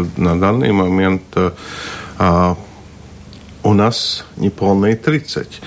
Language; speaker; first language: Russian; non-native, local second language; Latvian